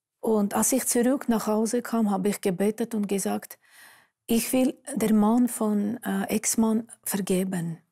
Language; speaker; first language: German; non-native, fluent; Armenian